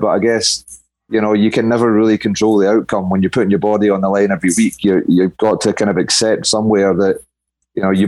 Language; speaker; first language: English; native; English